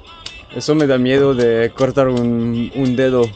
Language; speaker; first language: Spanish; non-native, learner; French